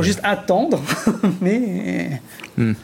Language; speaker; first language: French; native; French